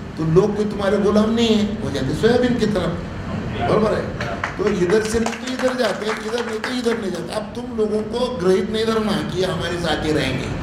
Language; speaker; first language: Hindi; non-native, local second language; Marathi